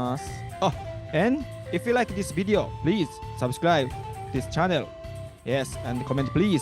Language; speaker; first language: English; non-native, learner; Japanese